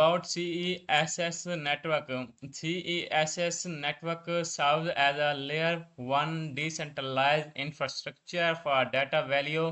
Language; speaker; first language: English; non-native, learner; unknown